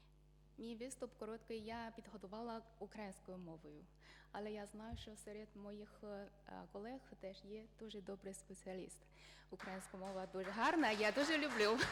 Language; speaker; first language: Ukrainian; non-native, fluent; Chinese